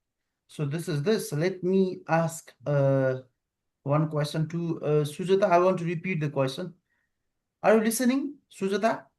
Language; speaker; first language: English; non-native, fluent; Nepali